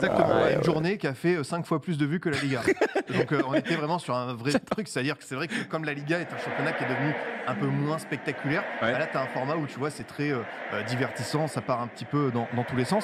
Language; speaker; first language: French; native; French